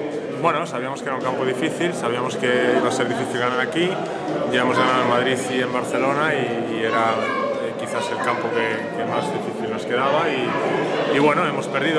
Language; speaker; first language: Spanish; native; Spanish